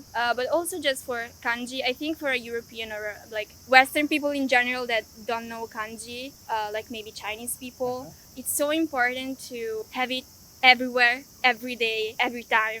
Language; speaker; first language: English; non-native, fluent; Italian